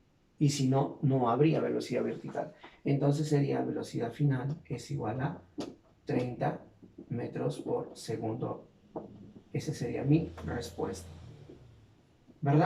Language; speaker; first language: Spanish; native; Spanish